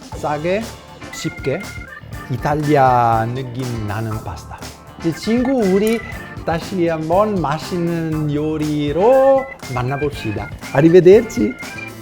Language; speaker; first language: Korean; non-native, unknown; Italian